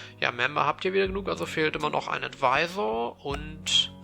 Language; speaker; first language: German; native; German